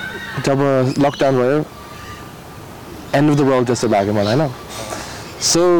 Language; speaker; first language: Nepali; non-native, learner; English